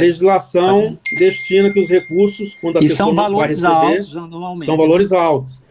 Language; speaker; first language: Portuguese; native; Portuguese